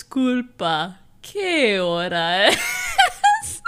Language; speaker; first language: Spanish; non-native, learner; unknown